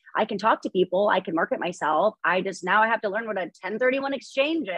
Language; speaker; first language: English; native; English